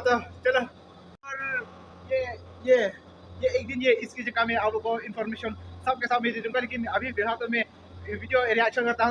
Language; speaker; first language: Hindi; non-native, local second language; Khasi